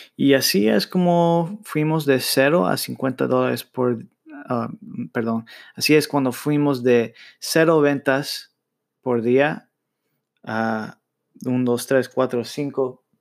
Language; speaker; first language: Spanish; early bilingual, heritage; Spanish